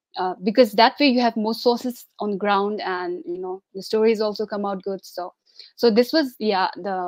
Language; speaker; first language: English; non-native, local second language; Tibetan